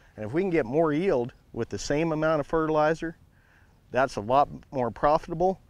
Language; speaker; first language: English; native; English